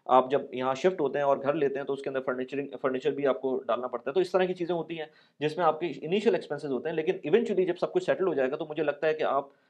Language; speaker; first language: Urdu; native; Urdu